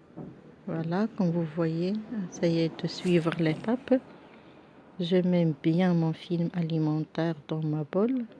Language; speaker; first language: French; non-native, local second language; Arabic